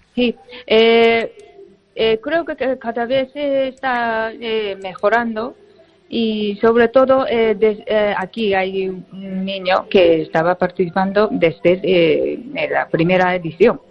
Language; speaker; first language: Spanish; non-native, fluent; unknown